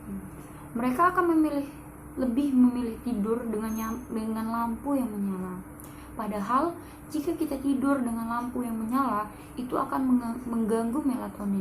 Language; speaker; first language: Indonesian; native; Indonesian